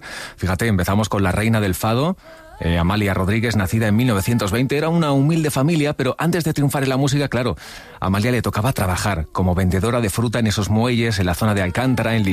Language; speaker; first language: Spanish; native; Spanish